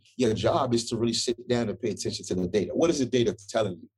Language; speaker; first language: English; early bilingual, other home language; Haitian Creole